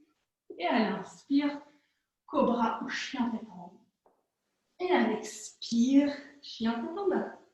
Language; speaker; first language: French; native; French